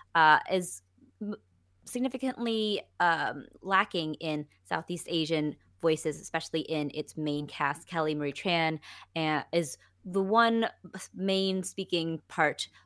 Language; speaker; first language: English; early bilingual, other home language; Vietnamese